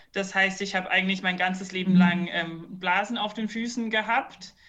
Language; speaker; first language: German; early bilingual, other home language; English